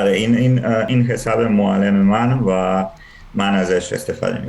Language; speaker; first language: Persian; non-native, learner; Serbian